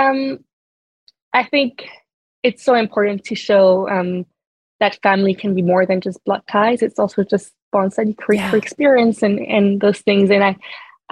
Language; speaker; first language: English; non-native, fluent; French